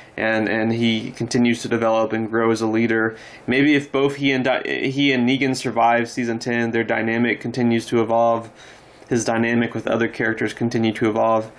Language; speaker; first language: English; native; English